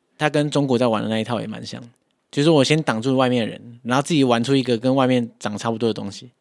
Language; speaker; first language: Chinese; native; Chinese